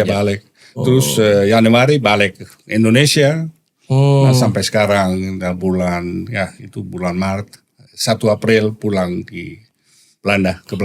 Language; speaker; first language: Indonesian; non-native, learner; Dutch